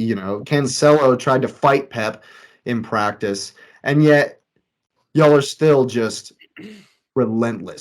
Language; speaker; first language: English; native; English